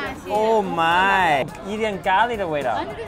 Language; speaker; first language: Chinese; non-native, learner; English